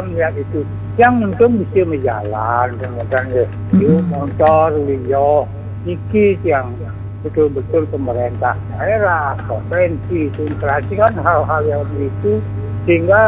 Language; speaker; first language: Indonesian; non-native, local second language; Balinese